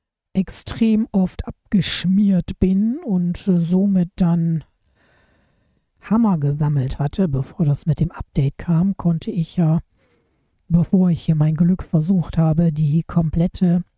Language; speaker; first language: German; native; German